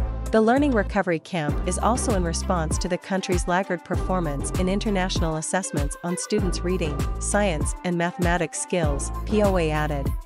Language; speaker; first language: English; non-native, local second language; Filipino